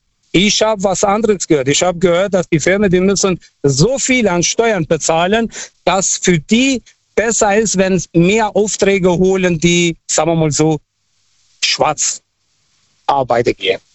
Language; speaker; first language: German; non-native, fluent; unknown